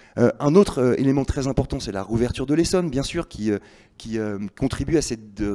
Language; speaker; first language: French; native; French